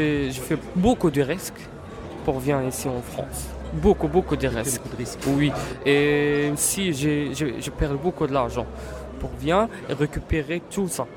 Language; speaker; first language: French; non-native, learner; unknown